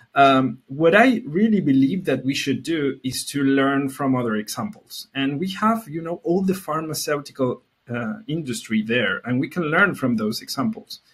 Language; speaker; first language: English; non-native, fluent; Spanish